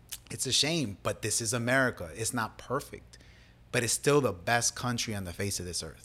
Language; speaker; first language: English; early bilingual, other home language; Spanish